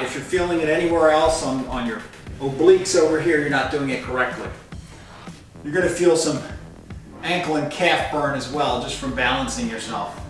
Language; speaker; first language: English; native; English